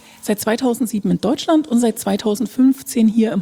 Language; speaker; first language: German; native; German